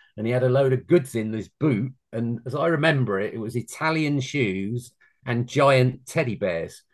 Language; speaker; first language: English; native; English